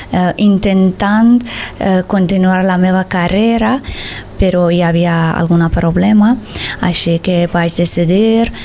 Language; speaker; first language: Catalan; non-native, learner; Persian